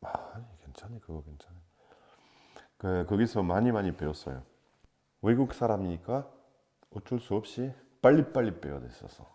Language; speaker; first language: Korean; non-native, fluent; French